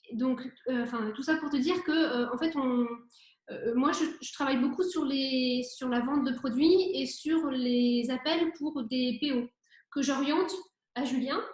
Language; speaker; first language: French; native; French